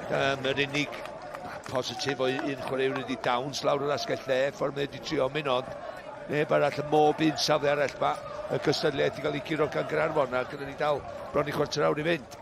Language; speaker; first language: Welsh; native; Welsh